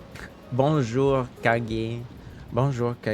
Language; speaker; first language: French; non-native, local second language; English